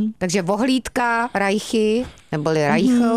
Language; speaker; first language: Czech; native; Czech